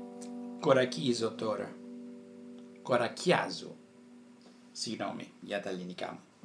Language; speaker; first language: Greek; non-native, fluent; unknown